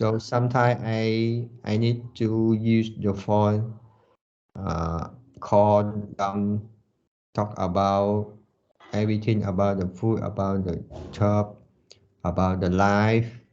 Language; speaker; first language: English; non-native, learner; Vietnamese